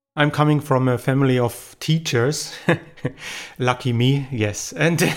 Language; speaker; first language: English; non-native, fluent; German